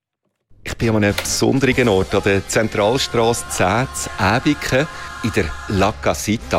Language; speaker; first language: German; native; German